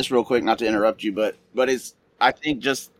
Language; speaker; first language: English; native; English